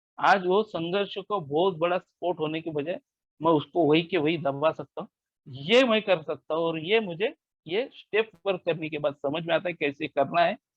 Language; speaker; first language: Hindi; non-native, local second language; Marathi